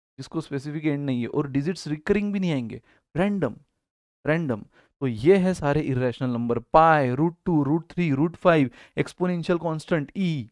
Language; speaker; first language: Hindi; native; Hindi